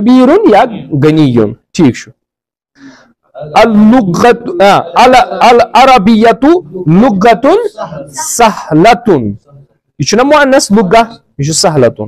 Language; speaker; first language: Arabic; non-native, fluent; Kashmiri